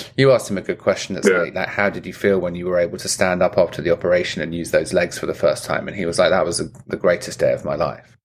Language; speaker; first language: English; native; English